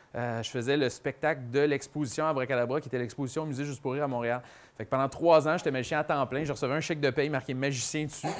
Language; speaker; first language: French; native; French